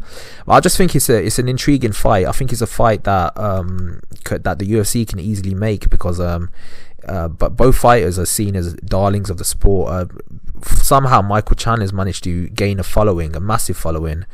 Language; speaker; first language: English; native; English